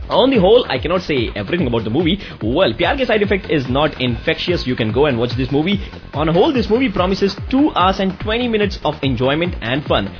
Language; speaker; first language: Hindi; native; Hindi